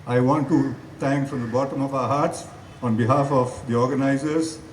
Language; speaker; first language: English; non-native, local second language; Malayalam